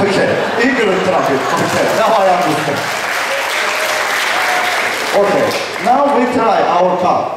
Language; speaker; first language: English; non-native, learner; Arabic